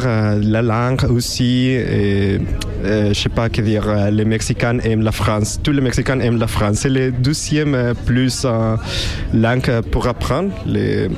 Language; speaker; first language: French; non-native, learner; Spanish